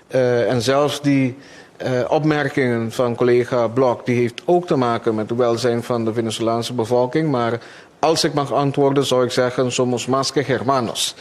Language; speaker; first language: Dutch; non-native, local second language; Papiamento